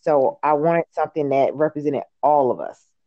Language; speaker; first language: English; native; English